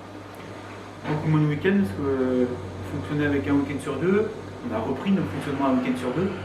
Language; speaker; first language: French; native; French